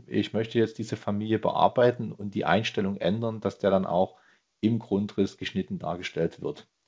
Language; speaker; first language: German; native; German